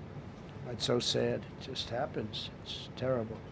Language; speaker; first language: English; native; English